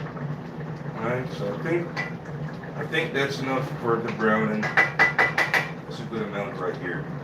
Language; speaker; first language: English; native; English